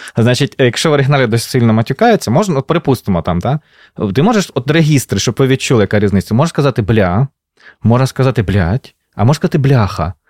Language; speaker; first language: Ukrainian; native; Ukrainian